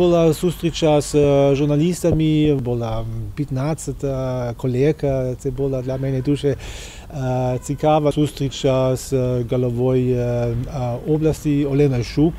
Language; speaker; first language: Ukrainian; non-native, fluent; German